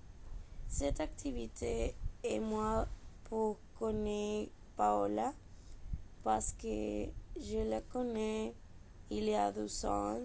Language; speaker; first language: French; non-native, learner; Spanish